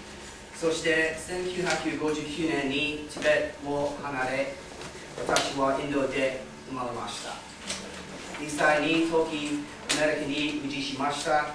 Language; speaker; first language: Japanese; non-native, fluent; Tibetan